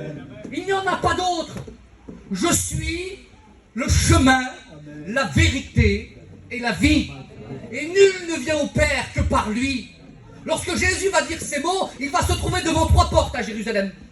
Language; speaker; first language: French; native; French